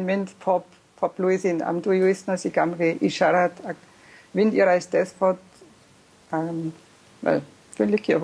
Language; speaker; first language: Welsh; non-native, learner; German